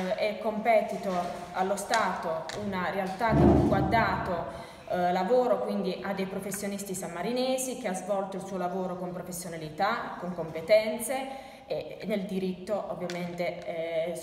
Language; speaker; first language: Italian; native; Italian